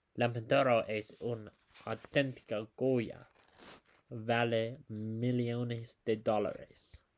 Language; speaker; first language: Spanish; non-native, learner; English